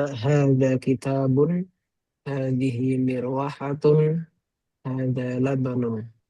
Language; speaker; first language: Arabic; non-native, learner; Indonesian